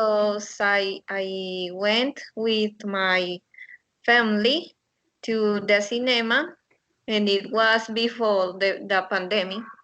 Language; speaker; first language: English; non-native, learner; Spanish